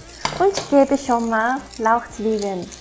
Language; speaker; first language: German; non-native, learner; Japanese